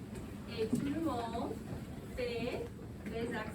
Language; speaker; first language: French; non-native, local second language; English